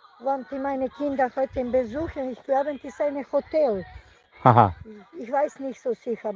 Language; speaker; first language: German; non-native, learner; Serbian